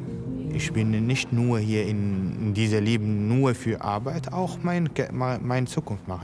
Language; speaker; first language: German; non-native, learner; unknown